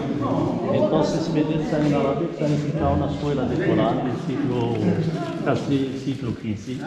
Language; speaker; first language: Spanish; non-native, fluent; Arabic